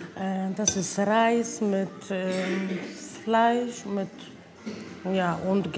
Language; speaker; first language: German; non-native, learner; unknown